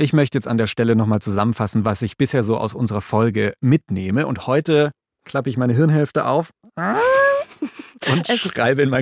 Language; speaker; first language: German; native; German